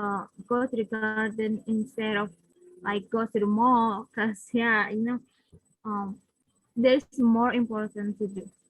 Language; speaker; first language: English; non-native, learner; Indonesian